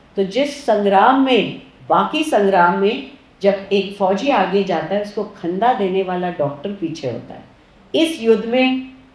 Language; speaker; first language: Hindi; non-native, local second language; Marathi